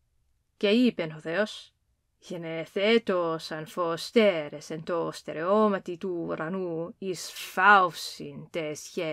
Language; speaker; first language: Greek; non-native, fluent; English